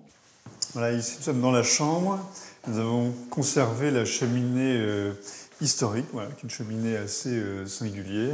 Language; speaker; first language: French; native; French